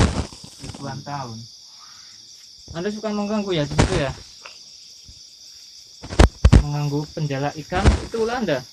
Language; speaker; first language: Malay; non-native, local second language; Javanese